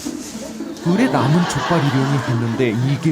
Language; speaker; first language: Korean; native; Korean